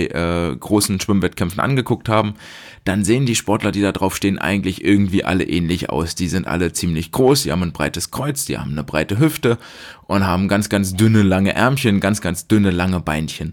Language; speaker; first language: German; native; German